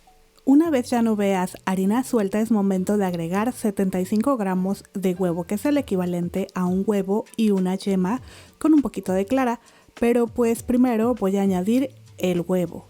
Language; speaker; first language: Spanish; native; Spanish